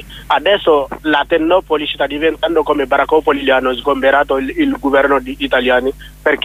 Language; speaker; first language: Italian; non-native, learner; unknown